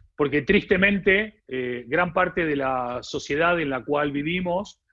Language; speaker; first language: Spanish; native; Spanish